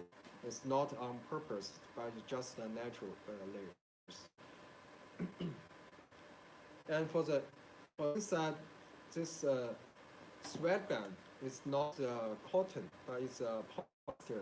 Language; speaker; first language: English; non-native, learner; Chinese